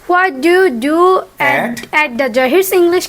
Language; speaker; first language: English; non-native, learner; Bangla